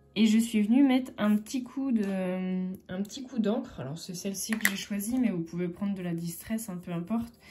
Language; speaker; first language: French; native; French